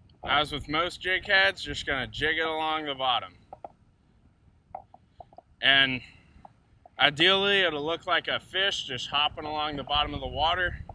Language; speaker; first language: English; native; English